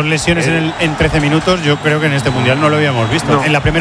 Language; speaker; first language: Spanish; native; Spanish